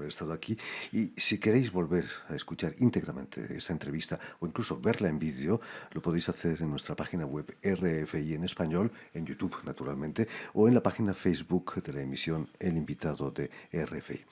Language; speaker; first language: Spanish; native; Spanish